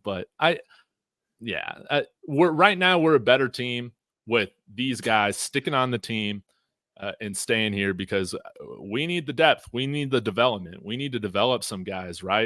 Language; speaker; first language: English; native; English